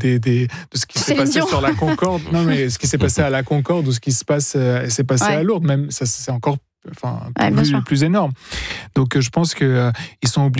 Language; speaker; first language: French; non-native, local second language; Arabic